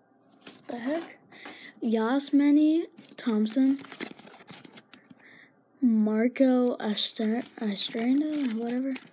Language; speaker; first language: English; native; English